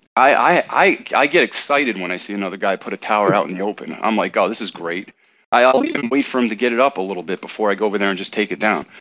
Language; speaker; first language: English; native; English